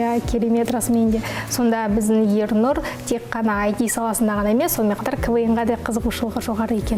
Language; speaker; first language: Kazakh; native; Kazakh